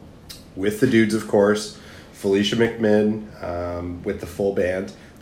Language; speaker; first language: English; native; English